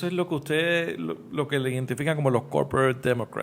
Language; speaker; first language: Spanish; native; Spanish